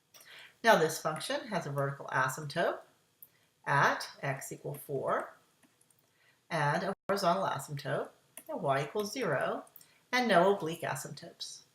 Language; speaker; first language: English; native; English